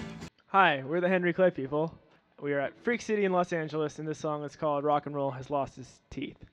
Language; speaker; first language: English; native; English